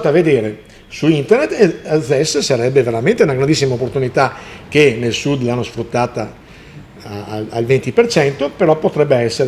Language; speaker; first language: Italian; native; Italian